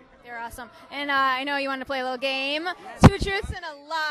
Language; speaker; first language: English; native; English